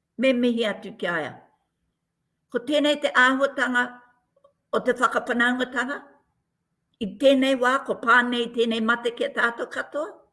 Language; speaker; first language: Māori; native; Māori